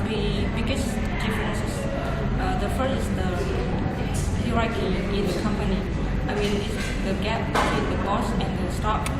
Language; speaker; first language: English; non-native, fluent; Vietnamese